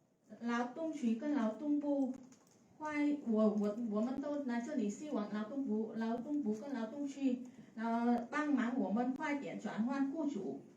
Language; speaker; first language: Chinese; non-native, learner; Vietnamese